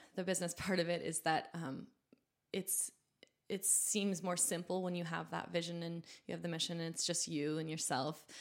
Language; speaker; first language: English; native; English